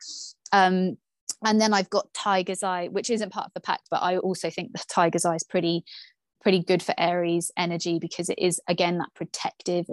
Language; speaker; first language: English; native; English